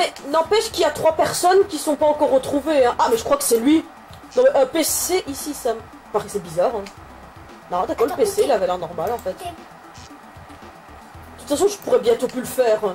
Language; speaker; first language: French; native; French